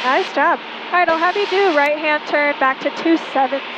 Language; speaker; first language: English; native; English